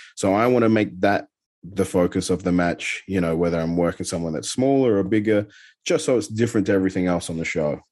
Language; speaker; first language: English; native; English